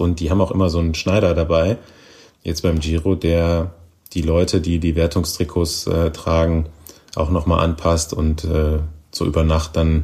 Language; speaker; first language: German; native; German